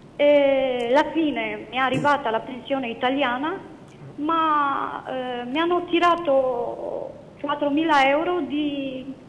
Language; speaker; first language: Italian; non-native, learner; Romanian